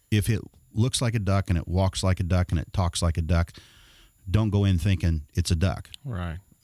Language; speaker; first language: English; native; English